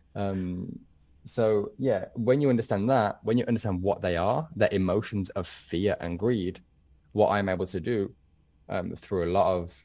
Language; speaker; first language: English; native; English